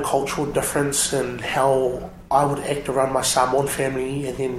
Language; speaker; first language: English; native; English